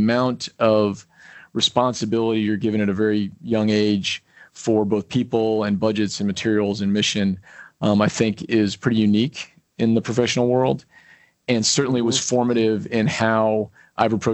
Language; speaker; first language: English; native; English